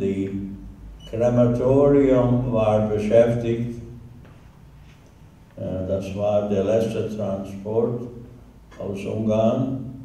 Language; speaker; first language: German; non-native, learner; Hungarian